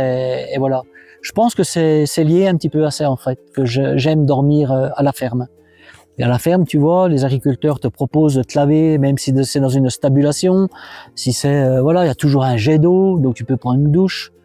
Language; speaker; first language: French; native; French